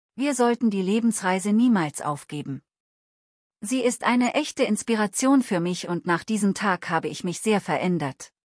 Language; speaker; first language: German; non-native, fluent; Telugu